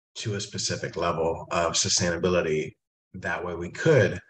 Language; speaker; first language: English; native; English